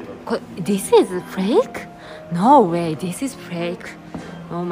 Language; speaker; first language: English; non-native, learner; Japanese